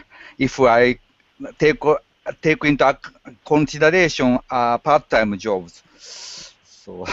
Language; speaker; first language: English; non-native, learner; Japanese